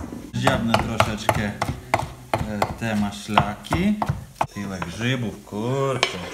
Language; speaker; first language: Polish; non-native, fluent; Ukrainian